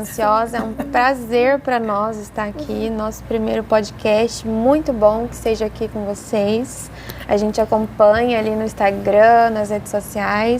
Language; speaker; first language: Portuguese; native; Portuguese